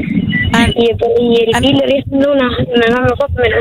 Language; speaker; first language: Icelandic; non-native, learner; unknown